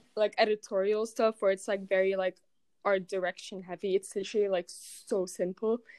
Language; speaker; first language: English; non-native, fluent; Arabic